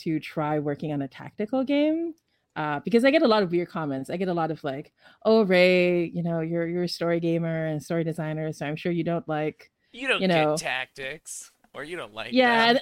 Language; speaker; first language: English; non-native, local second language; Filipino